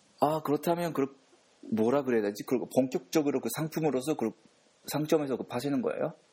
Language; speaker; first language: Korean; non-native, fluent; Japanese